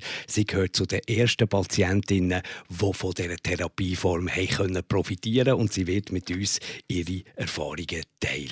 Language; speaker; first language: German; native; German